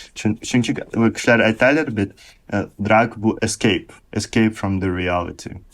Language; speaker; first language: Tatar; early bilingual, heritage; Russian